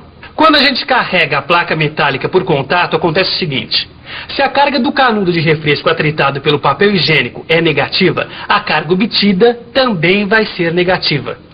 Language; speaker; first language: Portuguese; native; Portuguese